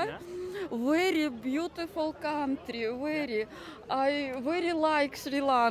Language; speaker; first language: English; non-native, learner; Russian